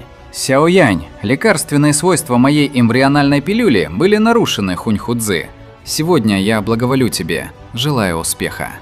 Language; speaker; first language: Russian; native; Russian